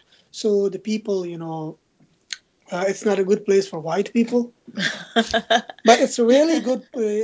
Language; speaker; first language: English; non-native, local second language; Punjabi